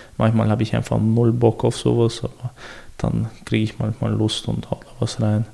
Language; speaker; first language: German; early bilingual, other home language; Chechen